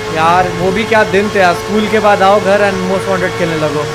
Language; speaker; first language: Hindi; native; Hindi